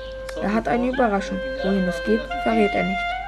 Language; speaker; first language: German; native; German